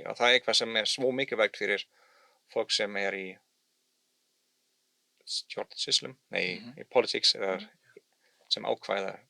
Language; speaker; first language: Icelandic; non-native, learner; German